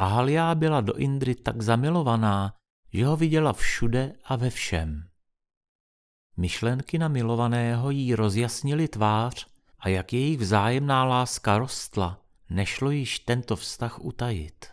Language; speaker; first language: Czech; native; Czech